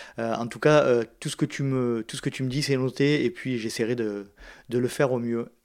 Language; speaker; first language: French; native; French